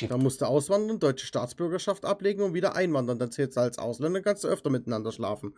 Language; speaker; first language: German; native; German